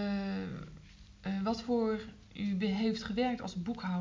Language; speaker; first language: Dutch; native; Dutch